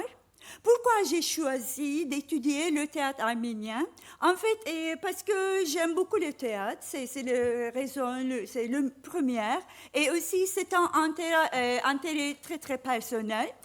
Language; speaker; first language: French; non-native, fluent; Turkish